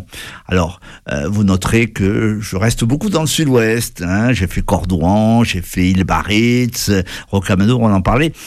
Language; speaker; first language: French; native; French